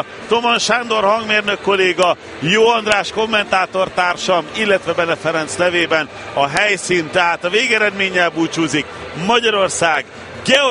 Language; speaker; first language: Hungarian; native; Hungarian